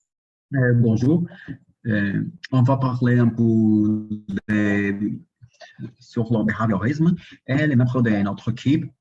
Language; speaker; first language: French; non-native, learner; Spanish